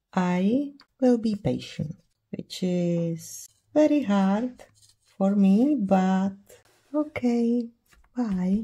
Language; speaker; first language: English; non-native, fluent; Czech